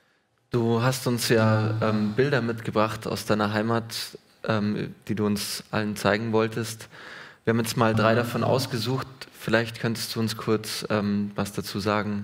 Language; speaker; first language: German; native; German